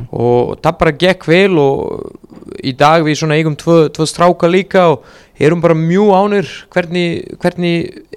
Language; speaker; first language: Icelandic; non-native, fluent; Serbian